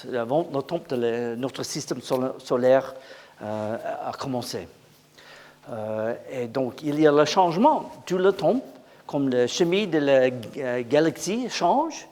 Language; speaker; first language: French; non-native, learner; English